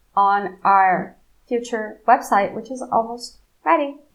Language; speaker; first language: English; non-native, fluent; Portuguese